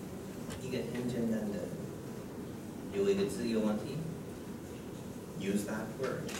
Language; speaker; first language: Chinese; non-native, learner; English